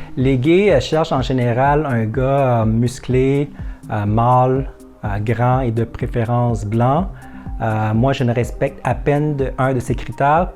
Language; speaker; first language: French; early bilingual, other home language; Vietnamese